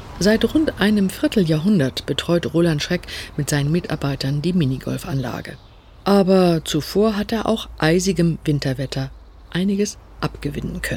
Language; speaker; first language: German; native; German